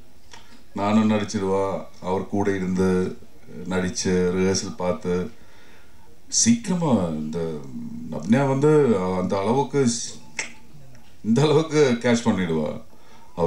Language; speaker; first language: Tamil; non-native, learner; Malayalam